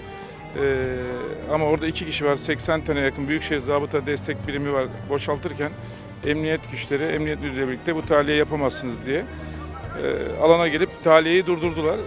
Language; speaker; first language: Turkish; native; Turkish